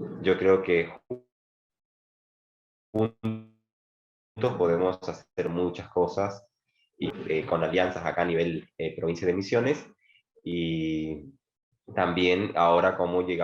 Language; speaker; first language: Spanish; native; Spanish